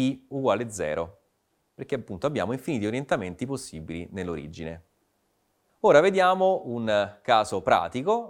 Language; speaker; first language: Italian; native; Italian